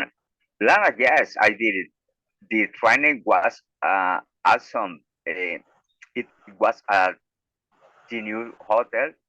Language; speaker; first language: English; non-native, learner; Spanish